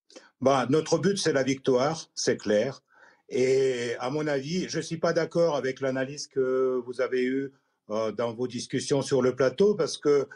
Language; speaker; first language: French; non-native, fluent; Russian